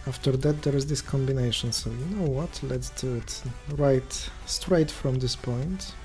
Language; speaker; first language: English; non-native, fluent; Polish